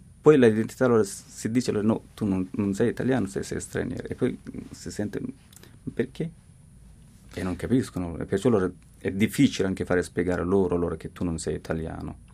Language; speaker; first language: Italian; non-native, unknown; Persian